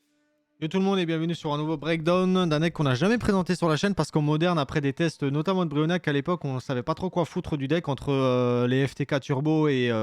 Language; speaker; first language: French; native; French